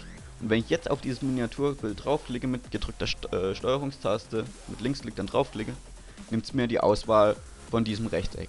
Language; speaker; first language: German; native; German